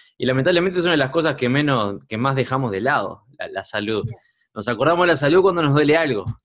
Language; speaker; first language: Spanish; native; Spanish